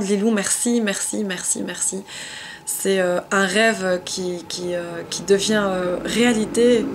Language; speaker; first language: French; native; French